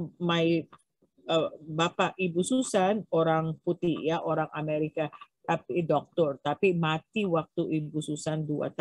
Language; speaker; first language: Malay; non-native, learner; Filipino